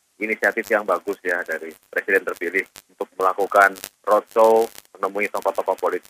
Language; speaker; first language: Indonesian; native; Indonesian